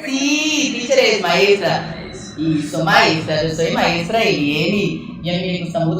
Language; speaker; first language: Spanish; non-native, learner; Portuguese